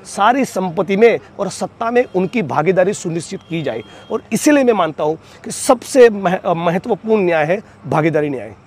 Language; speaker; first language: Hindi; non-native, local second language; Gujarati